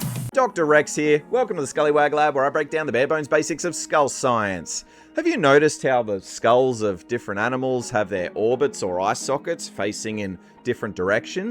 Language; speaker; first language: English; native; English